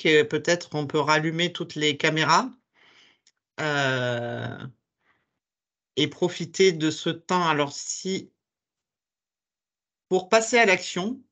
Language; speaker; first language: French; native; French